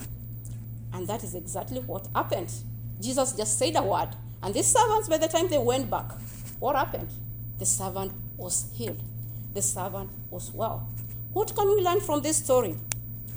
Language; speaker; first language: English; non-native, local second language; Kamba